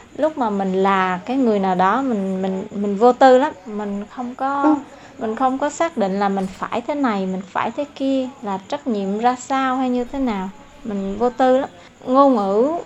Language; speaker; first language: Vietnamese; non-native, local second language; Eastern Cham